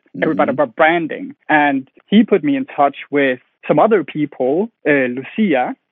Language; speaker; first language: English; non-native, fluent; Danish